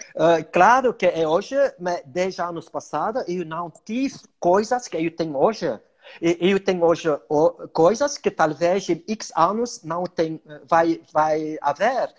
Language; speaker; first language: Portuguese; non-native, learner; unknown